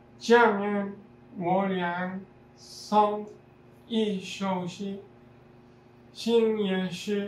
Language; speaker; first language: Chinese; non-native, learner; Spanish